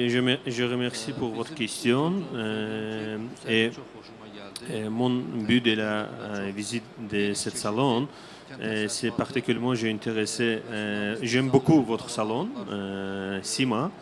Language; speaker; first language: French; non-native, learner; Azerbaijani